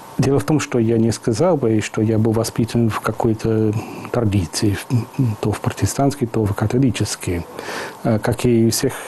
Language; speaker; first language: Russian; non-native, fluent; English